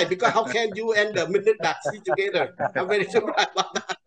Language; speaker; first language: English; non-native, learner; Vietnamese